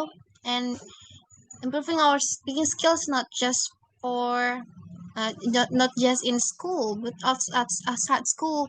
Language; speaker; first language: English; non-native, learner; Indonesian